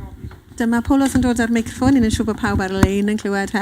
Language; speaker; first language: Welsh; native; Welsh